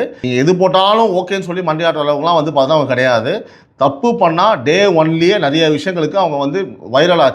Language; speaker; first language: Tamil; native; Tamil